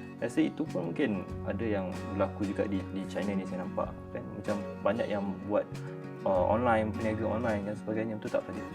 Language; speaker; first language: Malay; native; Malay